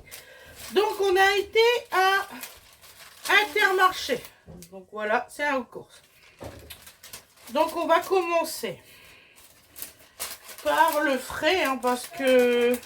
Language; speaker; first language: French; native; French